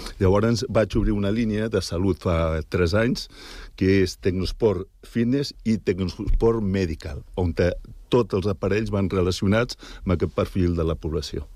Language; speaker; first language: Catalan; native; Catalan